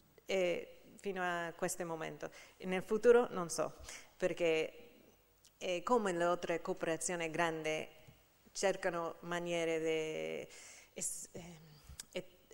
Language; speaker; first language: Italian; non-native, learner; English